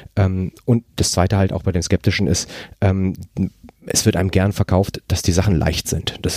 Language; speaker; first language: German; non-native, fluent; Spanish